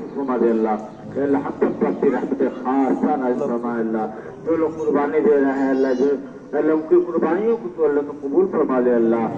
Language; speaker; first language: Urdu; native; Urdu